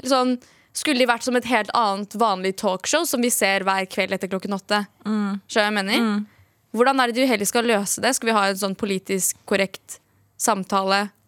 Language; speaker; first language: Norwegian; early bilingual, other home language; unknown